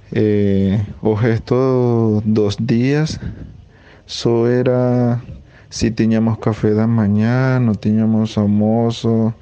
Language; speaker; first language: Portuguese; non-native, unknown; Spanish